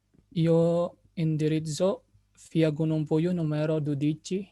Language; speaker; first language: Italian; non-native, learner; Indonesian